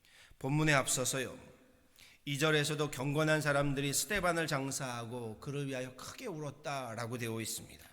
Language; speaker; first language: Korean; native; Korean